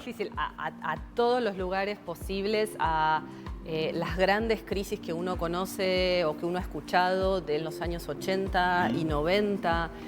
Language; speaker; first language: Spanish; native; Spanish